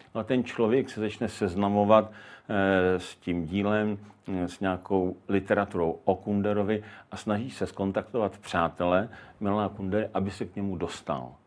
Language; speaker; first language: Czech; native; Czech